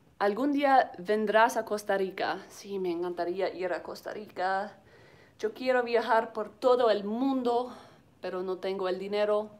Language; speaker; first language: Spanish; non-native, learner; English